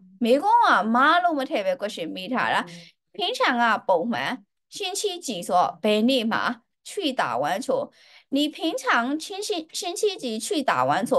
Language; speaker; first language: Chinese; native; Chinese